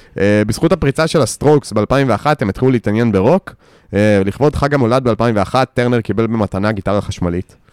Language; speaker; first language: Hebrew; native; Hebrew